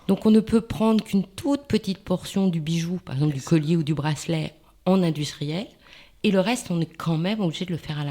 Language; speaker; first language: French; native; French